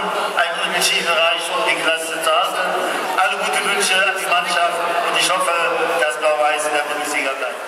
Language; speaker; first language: German; native; German